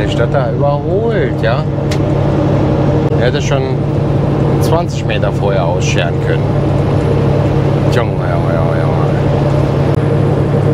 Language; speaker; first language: German; native; German